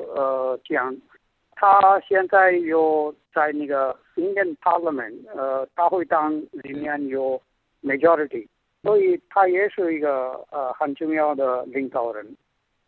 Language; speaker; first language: Chinese; non-native, fluent; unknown